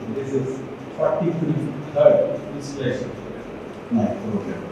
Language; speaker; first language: English; non-native, local second language; Telugu